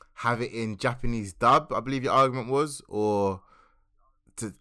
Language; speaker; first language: English; early bilingual, other home language; Akan